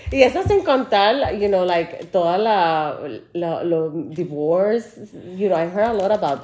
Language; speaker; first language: English; non-native, fluent; Spanish